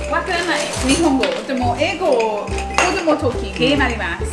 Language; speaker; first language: Japanese; non-native, learner; English